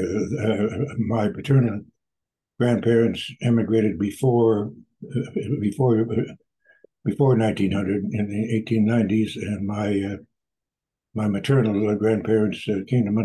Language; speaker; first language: English; native; English